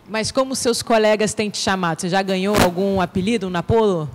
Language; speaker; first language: Portuguese; native; Portuguese